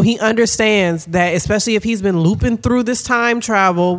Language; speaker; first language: English; native; English